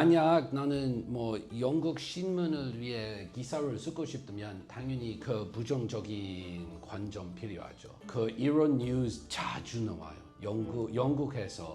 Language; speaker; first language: Korean; non-native, fluent; English